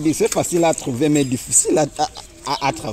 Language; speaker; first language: French; non-native, learner; Rundi